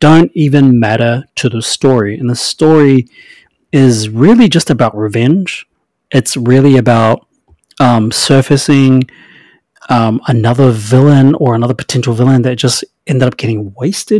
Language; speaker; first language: English; native; English